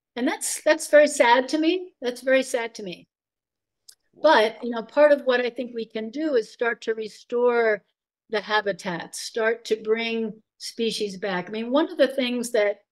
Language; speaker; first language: English; native; English